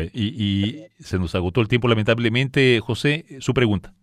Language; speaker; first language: Spanish; native; Spanish